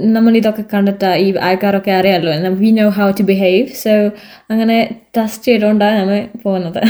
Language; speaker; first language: Malayalam; early bilingual, heritage; Malayalam